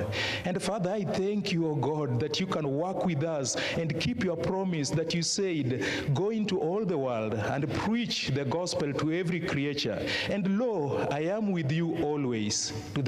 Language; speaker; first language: English; non-native, local second language; Luo (Kenya and Tanzania)